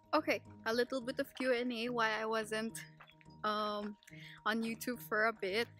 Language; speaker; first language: English; non-native, local second language; Filipino